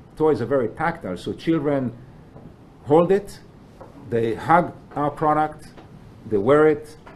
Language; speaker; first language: English; non-native, fluent; Hebrew